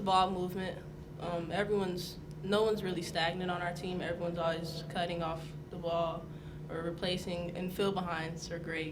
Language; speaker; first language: English; native; English